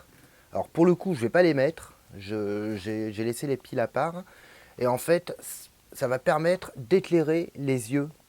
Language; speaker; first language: French; native; French